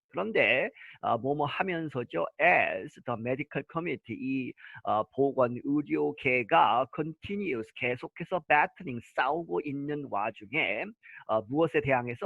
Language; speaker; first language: Korean; native; Korean